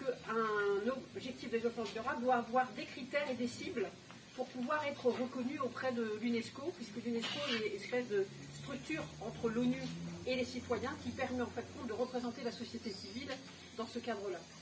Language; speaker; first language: French; native; French